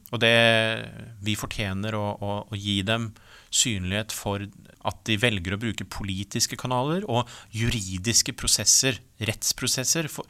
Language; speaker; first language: Norwegian; native; Norwegian